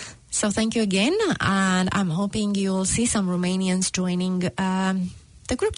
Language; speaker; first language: English; non-native, fluent; Romanian